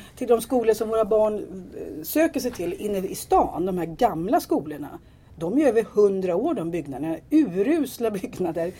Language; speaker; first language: Swedish; native; Swedish